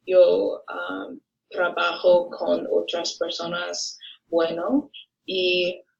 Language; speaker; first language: Spanish; non-native, learner; English